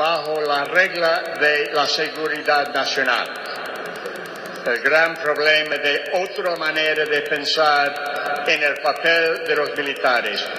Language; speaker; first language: Spanish; non-native, fluent; English